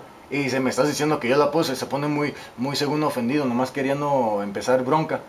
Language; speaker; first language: Spanish; native; Spanish